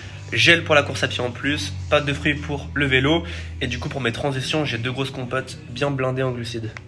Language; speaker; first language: French; native; French